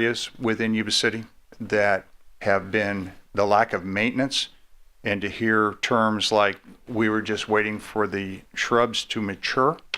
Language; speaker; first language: English; native; English